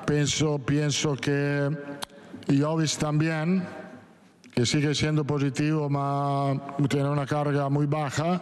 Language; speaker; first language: Spanish; non-native, fluent; Italian